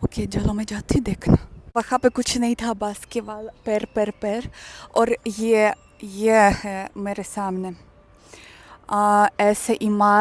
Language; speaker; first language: Hindi; non-native, learner; Russian